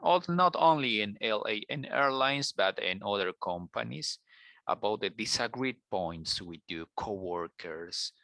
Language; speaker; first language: English; non-native, learner; Spanish